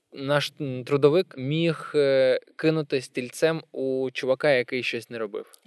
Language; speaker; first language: Ukrainian; non-native, local second language; Russian